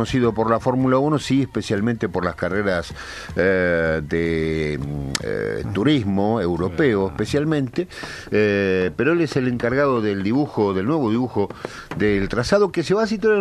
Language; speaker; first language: Spanish; native; Spanish